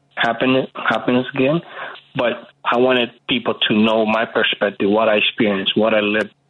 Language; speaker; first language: English; early bilingual, other home language; Spanish